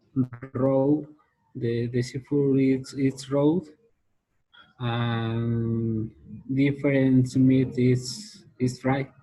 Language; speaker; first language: English; non-native, learner; Spanish